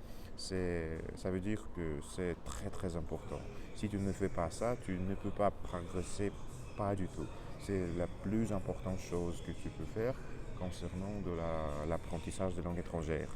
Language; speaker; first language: French; non-native, learner; Russian